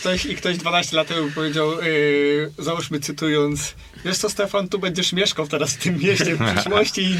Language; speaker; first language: Polish; native; Polish